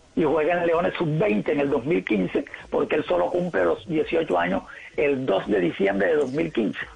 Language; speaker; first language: Spanish; native; Spanish